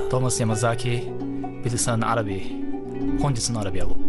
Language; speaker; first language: Arabic; non-native, fluent; Japanese